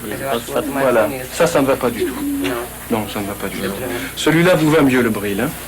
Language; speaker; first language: French; native; French